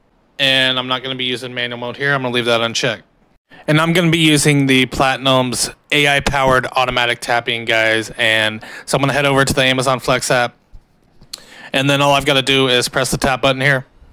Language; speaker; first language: English; native; English